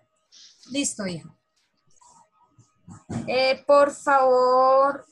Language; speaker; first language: Spanish; native; Spanish